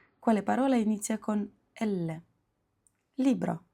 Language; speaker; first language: Italian; non-native, fluent; Ukrainian